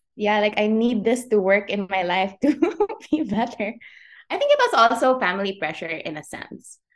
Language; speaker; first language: English; non-native, local second language; Cebuano